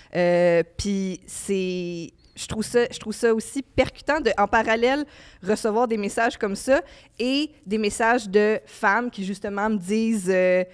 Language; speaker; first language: French; native; French